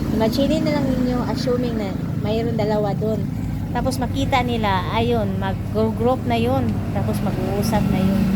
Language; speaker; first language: Filipino; non-native, local second language; Cebuano